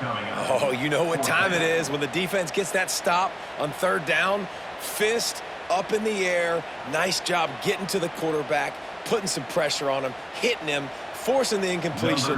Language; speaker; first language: English; native; English